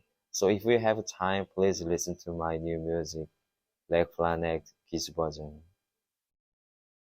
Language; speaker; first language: English; non-native, learner; Korean